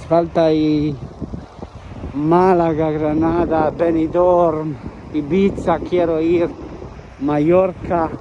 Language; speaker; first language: Spanish; non-native, learner; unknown